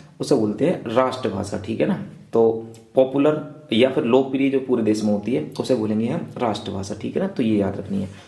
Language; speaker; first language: Hindi; native; Hindi